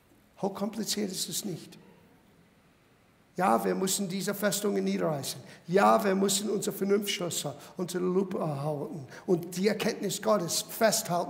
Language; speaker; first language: German; non-native, fluent; English